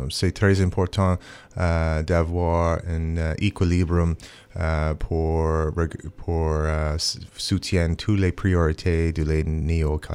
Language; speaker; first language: French; non-native, local second language; English